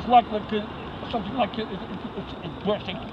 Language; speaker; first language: English; non-native, learner; Dutch